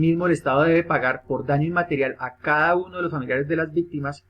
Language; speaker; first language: Spanish; native; Spanish